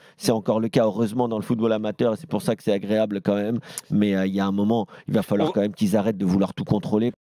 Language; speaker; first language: French; native; French